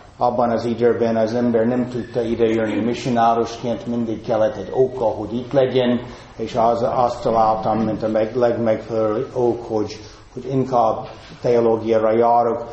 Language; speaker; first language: Hungarian; non-native, fluent; English